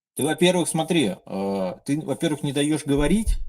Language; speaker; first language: Russian; native; Russian